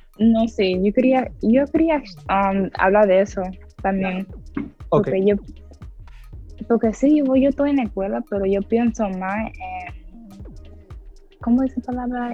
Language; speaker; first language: Spanish; early bilingual, heritage; English